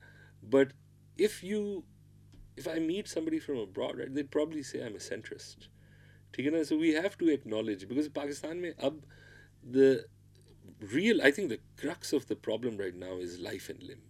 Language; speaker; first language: English; non-native, local second language; Pashto